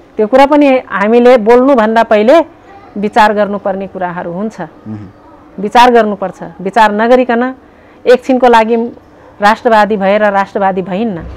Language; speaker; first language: Nepali; non-native, local second language; Rana Tharu